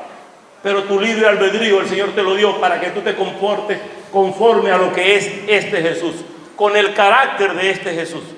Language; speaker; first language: Spanish; native; Spanish